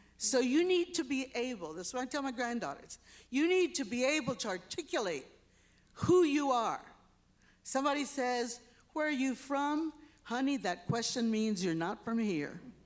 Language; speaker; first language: English; early bilingual, other home language; Spanish